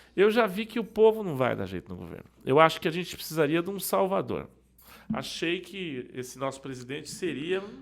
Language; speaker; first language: Portuguese; native; Portuguese